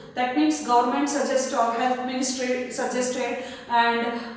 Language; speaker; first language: English; non-native, local second language; Kannada